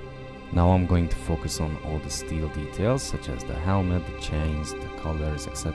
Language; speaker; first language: English; non-native, fluent; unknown